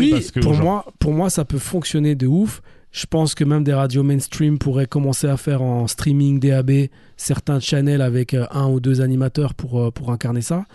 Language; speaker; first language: French; native; French